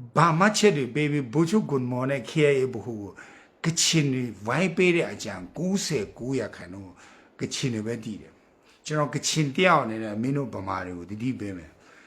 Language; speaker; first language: Burmese; non-native, local second language; Kachin